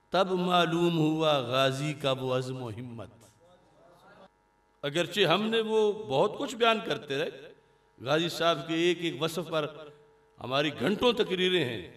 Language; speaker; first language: Urdu; non-native, local second language; Punjabi